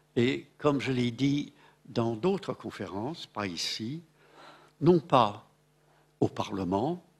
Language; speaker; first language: French; non-native, fluent; English